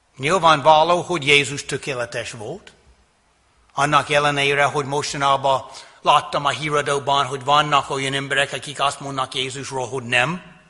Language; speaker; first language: Hungarian; non-native, fluent; English